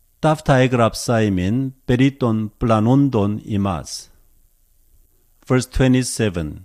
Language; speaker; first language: Greek; non-native, learner; Korean